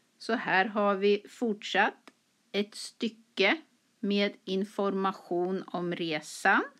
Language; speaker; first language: Swedish; native; Swedish